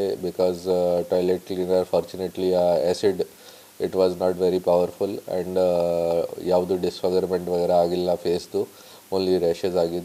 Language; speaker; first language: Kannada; non-native, fluent; Hindi